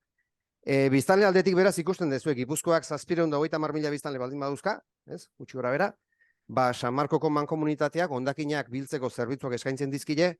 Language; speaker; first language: Basque; native; Basque